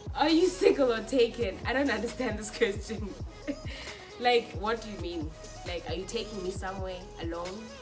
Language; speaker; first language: English; non-native, local second language; Xhosa